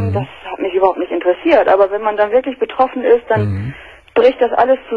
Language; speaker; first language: German; native; German